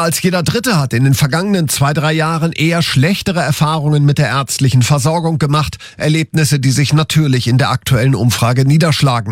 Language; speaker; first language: German; native; German